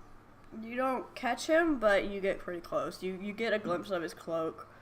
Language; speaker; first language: English; native; English